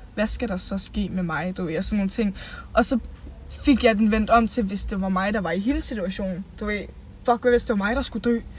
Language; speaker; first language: Danish; native; Danish